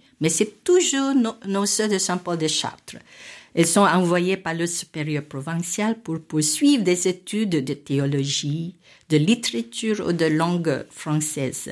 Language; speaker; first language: French; non-native, fluent; Filipino